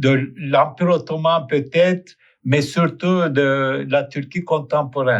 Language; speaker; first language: French; non-native, fluent; Turkish